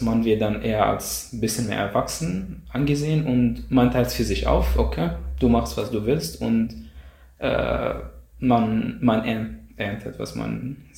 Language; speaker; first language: German; non-native, fluent; Arabic